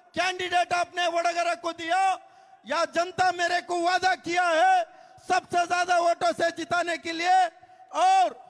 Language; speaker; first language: Hindi; non-native, local second language; Kannada